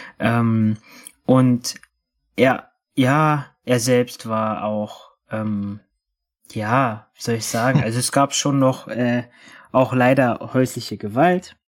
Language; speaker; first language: German; native; German